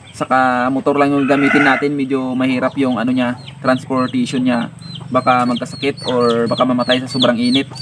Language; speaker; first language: Filipino; non-native, local second language; Iloko